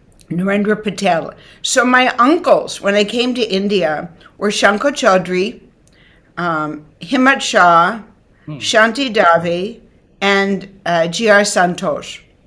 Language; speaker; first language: English; native; English